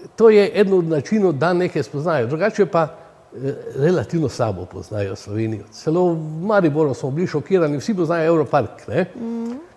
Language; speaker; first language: Slovenian; native; Slovenian